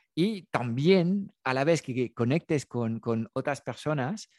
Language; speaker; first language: Spanish; non-native, fluent; French